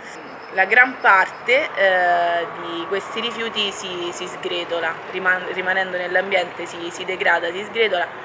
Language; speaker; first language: Italian; native; Italian